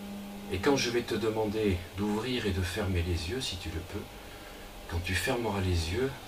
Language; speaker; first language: French; native; French